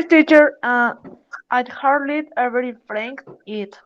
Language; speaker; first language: English; non-native, learner; Spanish